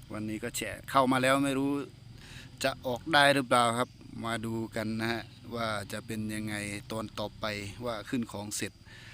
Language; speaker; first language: Thai; native; Thai